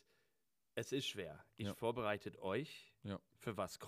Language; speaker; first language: German; non-native, learner; English